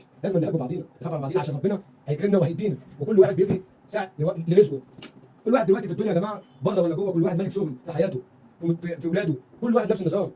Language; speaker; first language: Arabic; native; Arabic